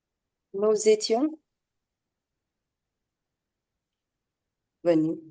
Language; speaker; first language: French; non-native, fluent; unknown